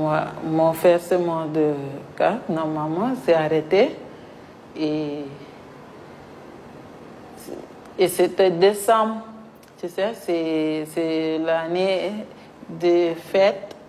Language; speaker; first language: French; non-native, learner; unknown